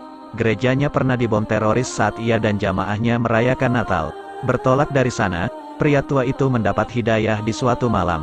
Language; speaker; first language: Indonesian; native; Indonesian